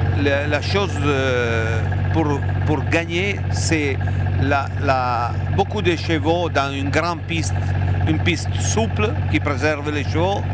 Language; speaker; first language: French; non-native, fluent; Italian